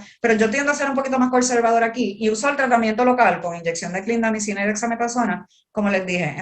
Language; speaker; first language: Spanish; native; Spanish